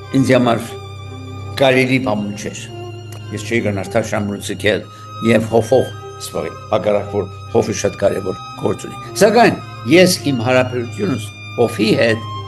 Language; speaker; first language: Armenian; early bilingual, heritage; Armenian